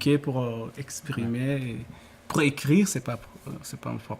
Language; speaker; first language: French; non-native, learner; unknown